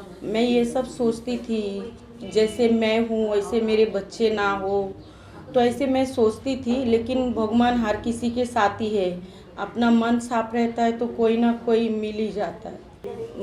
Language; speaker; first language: Hindi; non-native, local second language; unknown